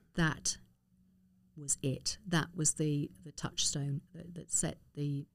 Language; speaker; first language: English; native; English